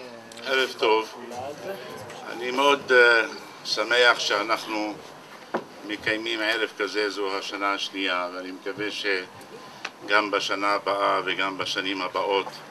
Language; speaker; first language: Hebrew; non-native, local second language; Arabic